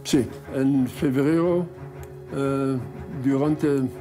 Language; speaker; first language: Spanish; non-native, learner; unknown